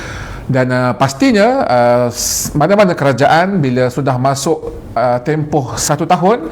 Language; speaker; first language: Malay; native; Malay